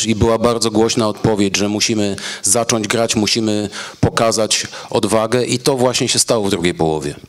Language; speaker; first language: Polish; native; Polish